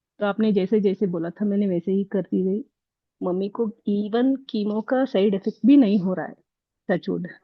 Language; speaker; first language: Hindi; non-native, local second language; Kannada